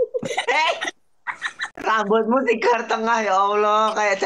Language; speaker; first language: Indonesian; native; Indonesian